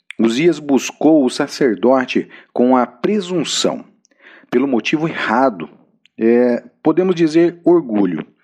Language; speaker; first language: Portuguese; native; Portuguese